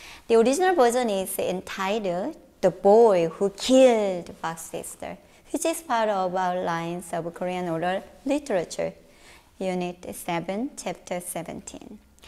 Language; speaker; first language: English; non-native, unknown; Korean